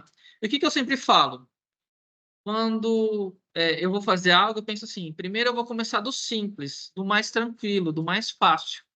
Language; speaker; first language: Portuguese; native; Portuguese